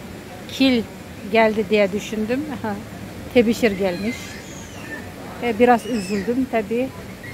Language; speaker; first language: Turkish; non-native, fluent; Russian